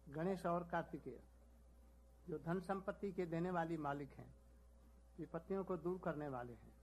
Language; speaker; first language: Hindi; native; Hindi